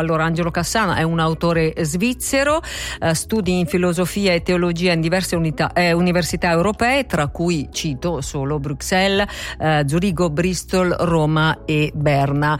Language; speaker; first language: Italian; native; Italian